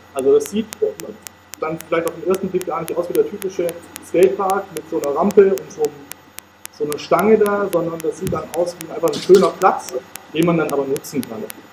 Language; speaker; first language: German; native; German